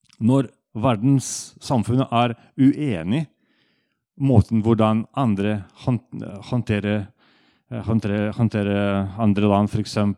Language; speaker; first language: Norwegian; non-native, fluent; Russian